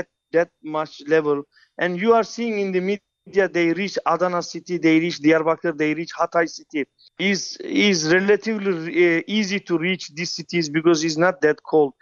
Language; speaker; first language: English; non-native, fluent; Turkish